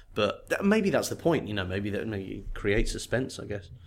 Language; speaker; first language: English; native; English